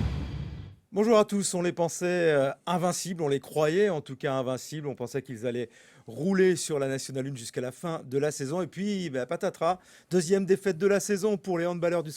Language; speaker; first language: French; native; French